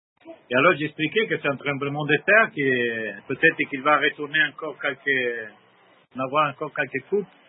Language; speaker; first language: French; non-native, learner; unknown